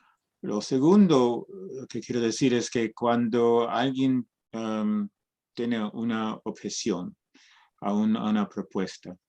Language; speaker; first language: Spanish; early bilingual, heritage; Spanish